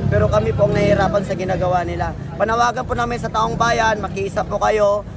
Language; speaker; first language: Filipino; native; Filipino